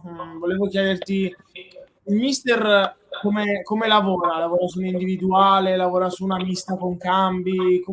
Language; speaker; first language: Italian; native; Italian